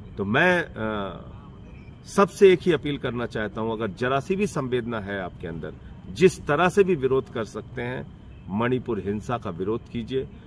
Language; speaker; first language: Hindi; native; Hindi